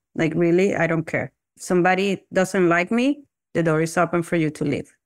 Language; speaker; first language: English; non-native, fluent; Spanish